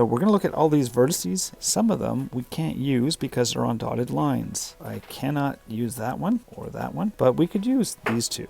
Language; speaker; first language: English; native; English